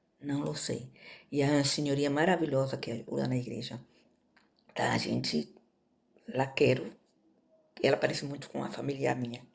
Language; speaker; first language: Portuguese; native; Portuguese